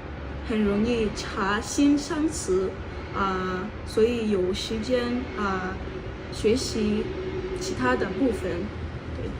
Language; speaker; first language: Chinese; non-native, learner; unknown